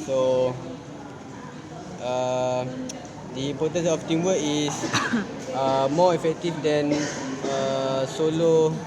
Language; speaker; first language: English; non-native, learner; Malay